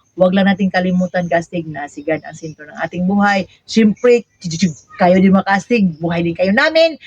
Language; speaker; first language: Filipino; non-native, local second language; Cebuano